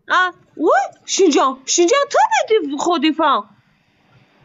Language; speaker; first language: Chinese; non-native, local second language; Uyghur